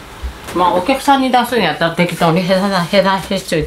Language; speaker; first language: Japanese; native; Japanese